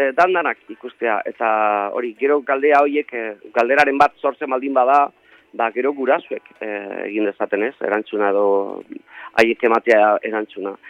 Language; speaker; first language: Basque; non-native, local second language; Spanish